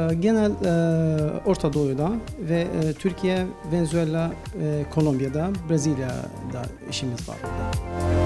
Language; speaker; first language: Turkish; non-native, learner; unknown